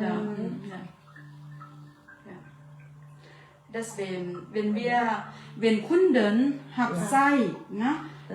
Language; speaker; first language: German; non-native, learner; Thai